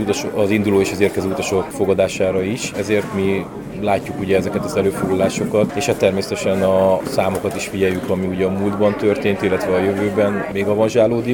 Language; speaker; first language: Hungarian; native; Hungarian